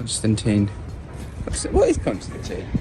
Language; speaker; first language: English; native; English